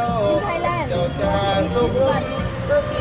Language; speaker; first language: English; non-native, learner; Thai